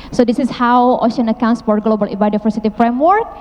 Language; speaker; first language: English; non-native, fluent; Indonesian